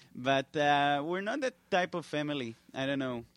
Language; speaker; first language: English; non-native, fluent; Hebrew